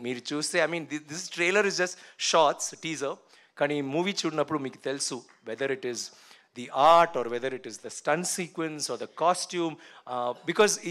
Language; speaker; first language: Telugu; non-native, learner; Tamil